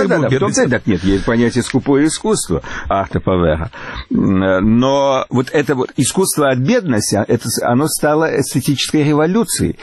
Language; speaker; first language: Russian; native; Russian